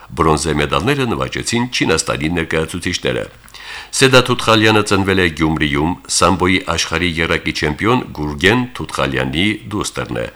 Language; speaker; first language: Armenian; native; Armenian